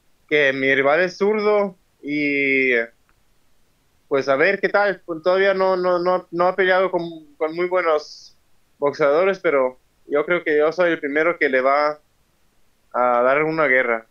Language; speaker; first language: Spanish; early bilingual, heritage; Spanish